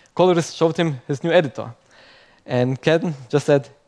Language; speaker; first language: English; non-native, fluent; Croatian